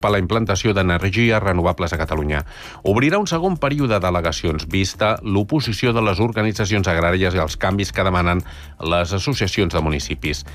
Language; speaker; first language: Catalan; native; Catalan